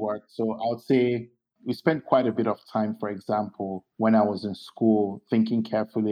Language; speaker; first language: English; non-native, local second language; Yoruba